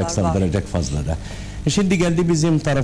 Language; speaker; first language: Turkish; non-native, learner; Arabic